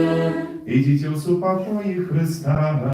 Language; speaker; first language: Polish; non-native, learner; Russian